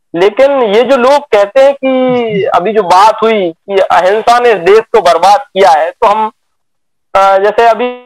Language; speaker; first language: Hindi; native; Hindi